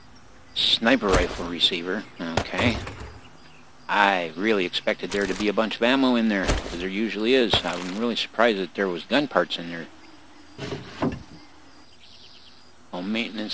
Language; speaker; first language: English; native; English